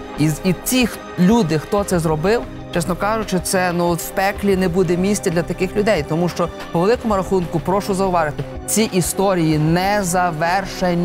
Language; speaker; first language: Ukrainian; native; Ukrainian